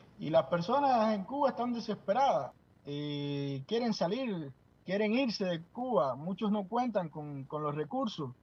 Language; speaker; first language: Spanish; native; Spanish